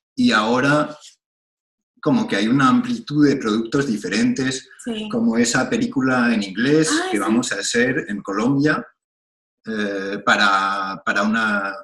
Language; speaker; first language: Spanish; non-native, fluent; French